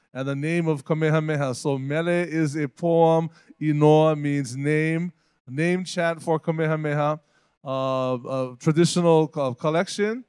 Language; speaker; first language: English; native; English